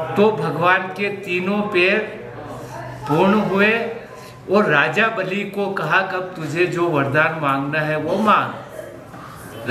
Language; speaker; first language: Hindi; native; Hindi